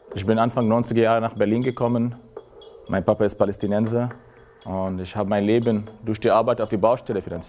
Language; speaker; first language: German; non-native, fluent; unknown